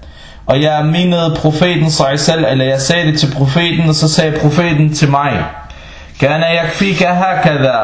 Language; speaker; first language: Danish; non-native, local second language; Arabic